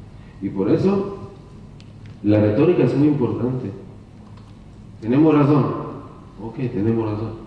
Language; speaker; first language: Spanish; non-native, learner; Hebrew